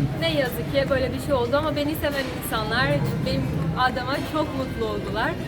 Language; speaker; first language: Turkish; non-native, fluent; Portuguese